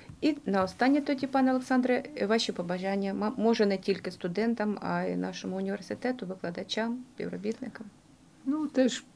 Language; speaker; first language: Ukrainian; native; Ukrainian